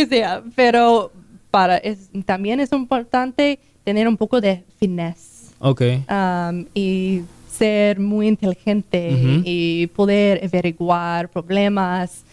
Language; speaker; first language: Spanish; non-native, learner; English